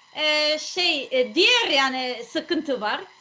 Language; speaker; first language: Turkish; non-native, learner; Serbian